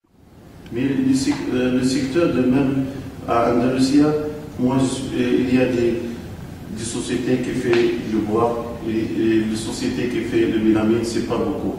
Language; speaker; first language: French; non-native, local second language; Arabic